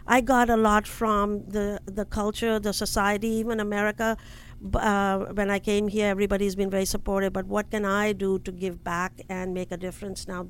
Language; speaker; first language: English; non-native, local second language; Hindi